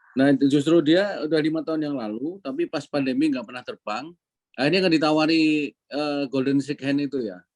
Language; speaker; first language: Indonesian; native; Indonesian